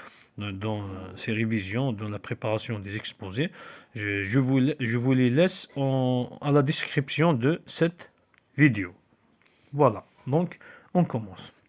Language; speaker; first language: French; non-native, local second language; Kabyle